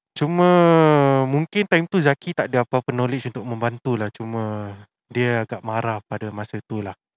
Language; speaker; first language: Malay; native; Malay